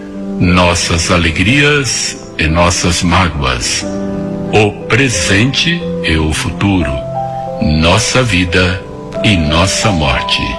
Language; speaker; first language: Portuguese; native; Portuguese